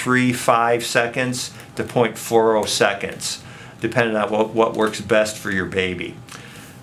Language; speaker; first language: English; native; English